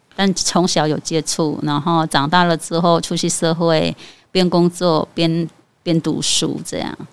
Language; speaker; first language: Chinese; non-native, fluent; Khmer